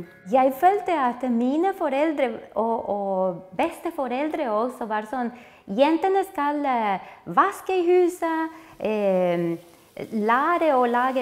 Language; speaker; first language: Norwegian; early bilingual, other home language; Spanish